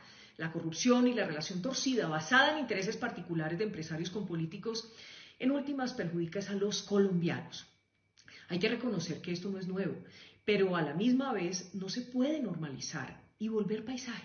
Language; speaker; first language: Spanish; native; Spanish